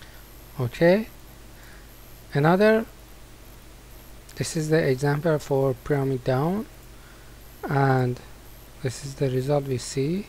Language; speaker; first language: English; non-native, fluent; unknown